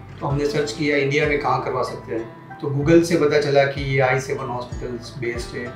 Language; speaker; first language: Hindi; non-native, local second language; Gujarati